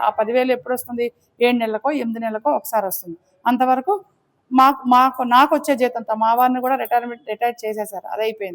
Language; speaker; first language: Telugu; native; Telugu